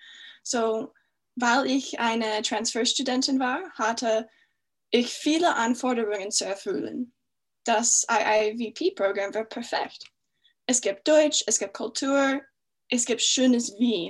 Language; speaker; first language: German; non-native, fluent; English